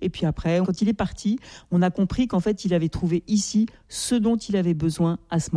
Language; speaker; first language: French; native; French